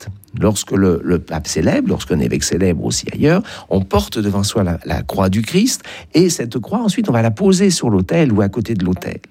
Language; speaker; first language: French; native; French